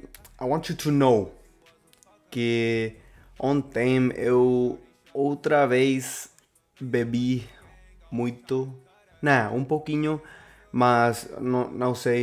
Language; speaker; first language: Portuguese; non-native, learner; Spanish